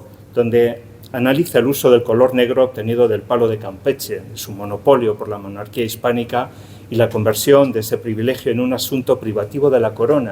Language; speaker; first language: Spanish; native; Spanish